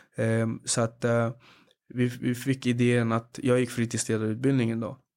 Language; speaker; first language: Swedish; early bilingual, other home language; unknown